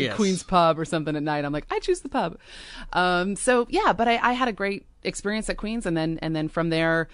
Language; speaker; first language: English; native; English